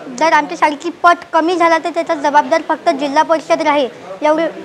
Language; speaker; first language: Marathi; native; Marathi